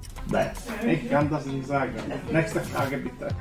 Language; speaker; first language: German; non-native, learner; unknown